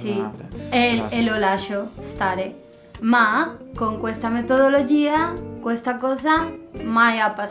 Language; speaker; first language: Italian; non-native, learner; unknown